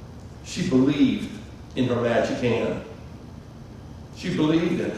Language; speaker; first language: English; native; English